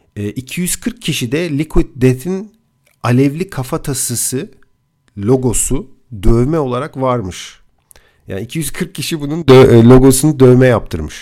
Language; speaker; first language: Turkish; native; Turkish